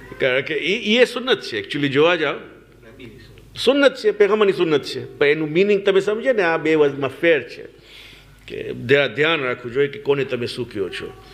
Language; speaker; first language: Gujarati; early bilingual, heritage; Gujarati